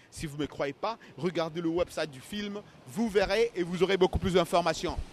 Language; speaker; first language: French; non-native, local second language; Lingala